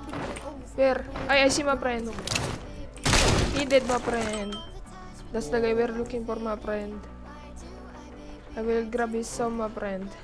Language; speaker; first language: English; non-native, learner; Filipino